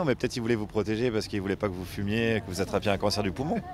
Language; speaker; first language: French; native; French